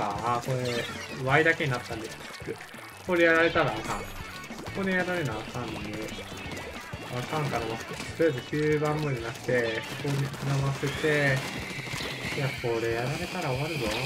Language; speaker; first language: Japanese; native; Japanese